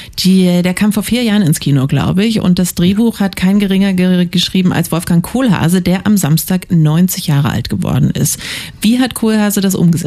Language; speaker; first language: German; native; German